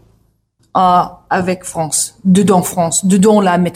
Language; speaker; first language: French; non-native, learner; English